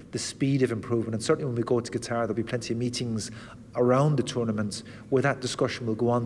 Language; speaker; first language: English; native; English